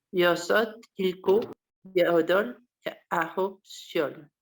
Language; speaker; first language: Korean; non-native, learner; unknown